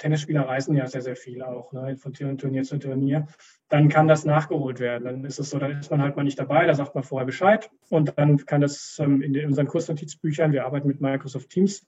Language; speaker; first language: German; native; German